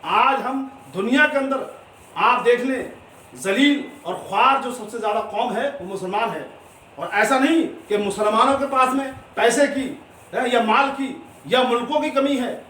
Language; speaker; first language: Urdu; native; Urdu